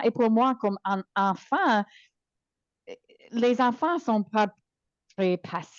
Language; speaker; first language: French; non-native, local second language; English